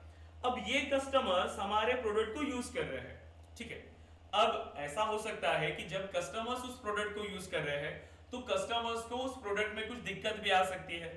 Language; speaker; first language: Hindi; native; Hindi